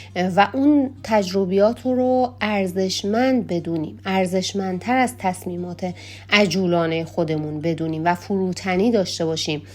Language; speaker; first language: Persian; native; Persian